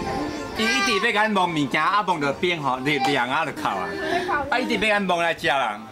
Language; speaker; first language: Chinese; native; Chinese